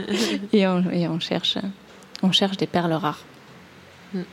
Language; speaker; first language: French; native; French